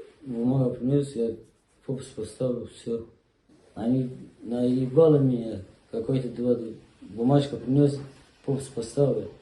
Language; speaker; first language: Russian; non-native, learner; Uzbek